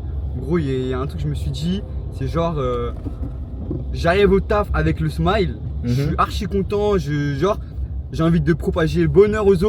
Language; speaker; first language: French; native; French